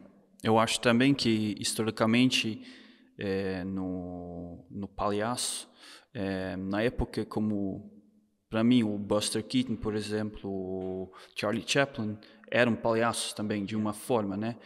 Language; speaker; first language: Portuguese; non-native, fluent; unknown